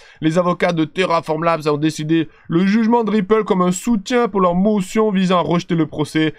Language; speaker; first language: French; native; French